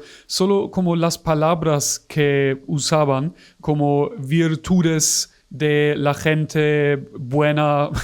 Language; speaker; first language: Spanish; non-native, fluent; German